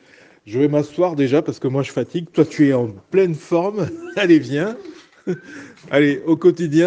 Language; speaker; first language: French; native; French